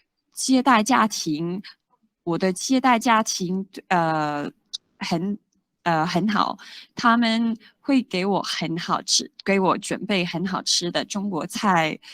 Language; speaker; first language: Chinese; non-native, fluent; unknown